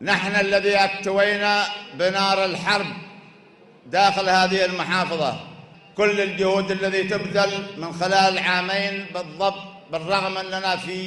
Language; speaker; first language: Arabic; native; Arabic